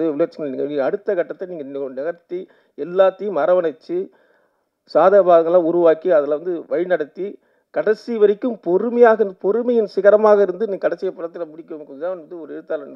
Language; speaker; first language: Tamil; native; Tamil